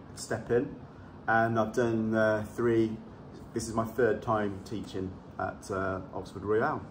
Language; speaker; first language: English; native; English